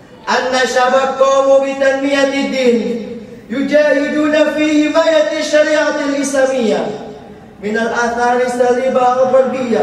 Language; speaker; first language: Arabic; non-native, learner; Indonesian